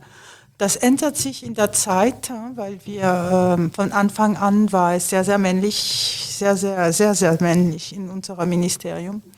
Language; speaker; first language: German; non-native, fluent; French